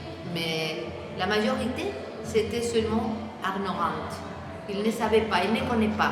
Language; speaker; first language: French; non-native, learner; Spanish